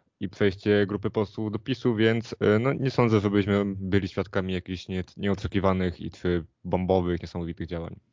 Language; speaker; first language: Polish; native; Polish